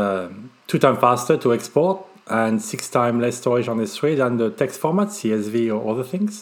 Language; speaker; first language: English; non-native, fluent; French